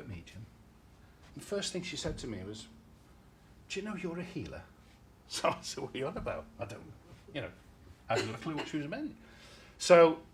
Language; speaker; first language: English; native; English